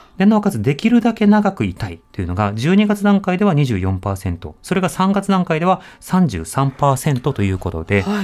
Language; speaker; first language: Japanese; native; Japanese